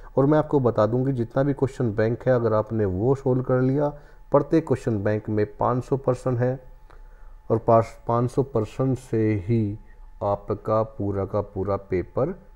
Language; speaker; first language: Hindi; native; Hindi